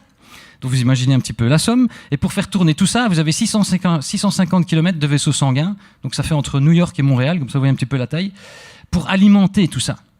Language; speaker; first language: French; native; French